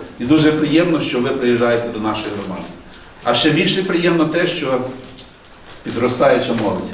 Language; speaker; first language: Ukrainian; native; Ukrainian